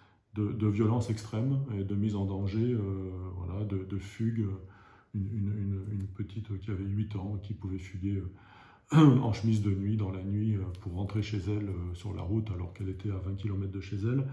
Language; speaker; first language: French; native; French